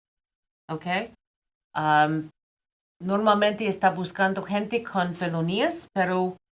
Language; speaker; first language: Spanish; non-native, fluent; English